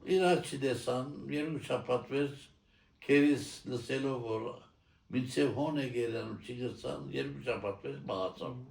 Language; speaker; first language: Armenian; native; Armenian